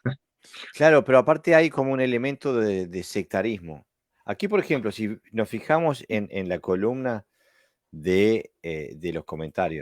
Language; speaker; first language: Spanish; native; Spanish